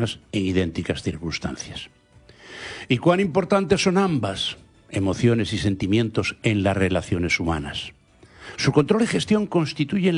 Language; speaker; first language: Spanish; non-native, local second language; Galician